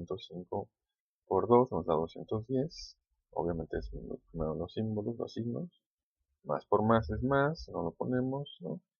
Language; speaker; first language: Spanish; native; Spanish